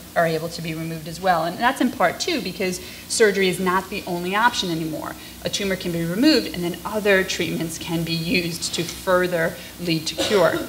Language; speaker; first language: English; native; English